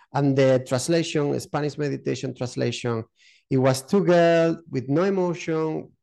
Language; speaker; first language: English; non-native, learner; Spanish